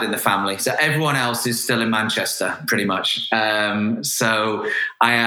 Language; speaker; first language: English; native; English